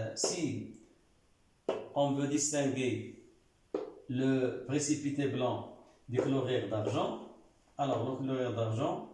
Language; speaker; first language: French; non-native, local second language; Arabic